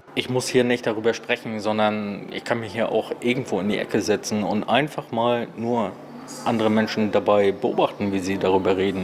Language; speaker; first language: German; native; German